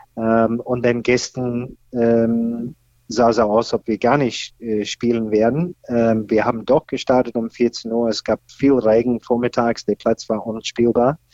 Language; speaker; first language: German; non-native, fluent; English